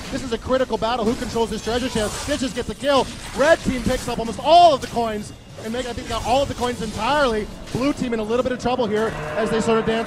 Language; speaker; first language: English; native; English